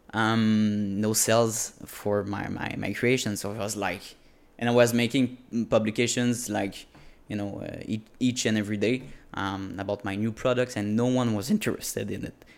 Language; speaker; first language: English; non-native, fluent; French